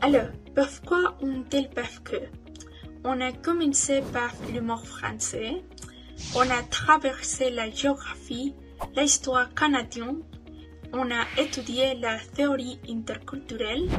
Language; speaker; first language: French; non-native, learner; Spanish